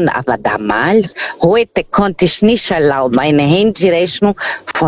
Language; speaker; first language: German; non-native, fluent; Portuguese